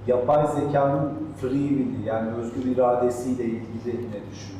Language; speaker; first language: Turkish; native; Turkish